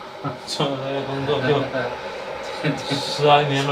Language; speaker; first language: Chinese; native; Chinese